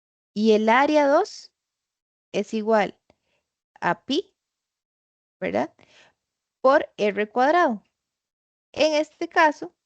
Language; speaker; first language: Spanish; native; Spanish